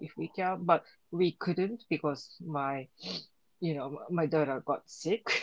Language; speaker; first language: English; non-native, learner; Japanese